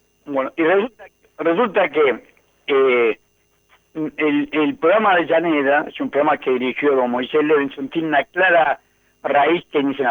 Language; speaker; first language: Spanish; native; Spanish